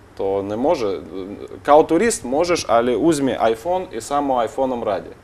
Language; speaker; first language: Bosnian; non-native, learner; Russian